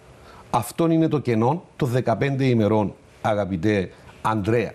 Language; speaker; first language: Greek; native; Greek